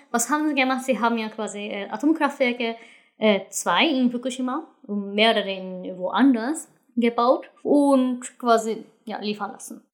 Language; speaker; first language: German; non-native, fluent; Japanese